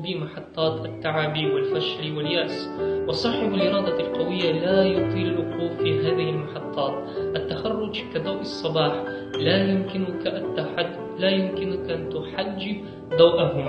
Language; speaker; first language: Arabic; non-native, fluent; Kazakh